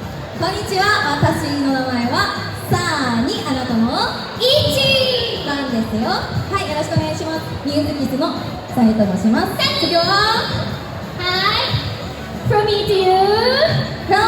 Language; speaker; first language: Japanese; non-native, learner; Filipino